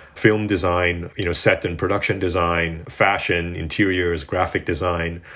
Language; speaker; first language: English; native; English